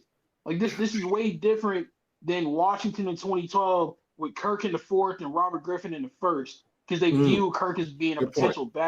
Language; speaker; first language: English; native; English